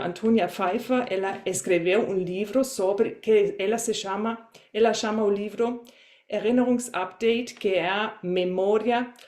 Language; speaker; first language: Portuguese; non-native, fluent; German